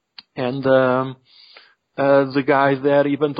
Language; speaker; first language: English; non-native, fluent; Portuguese